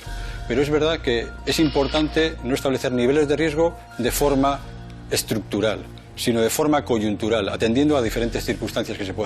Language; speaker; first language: Spanish; native; Spanish